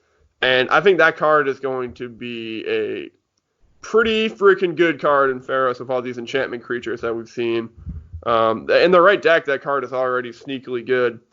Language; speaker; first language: English; native; English